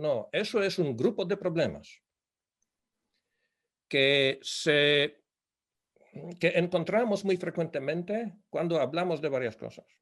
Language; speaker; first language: Spanish; non-native, fluent; Polish